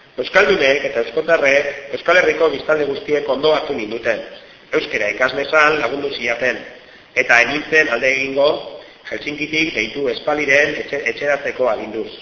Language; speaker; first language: Basque; non-native, fluent; Finnish